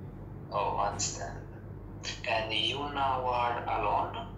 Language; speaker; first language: English; non-native, learner; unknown